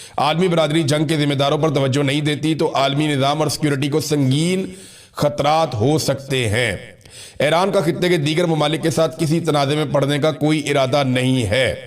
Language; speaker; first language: Urdu; non-native, local second language; Punjabi